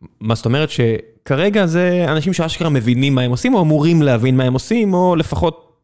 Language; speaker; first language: Hebrew; native; Hebrew